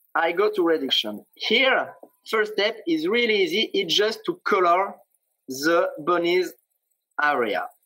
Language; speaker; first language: English; non-native, fluent; French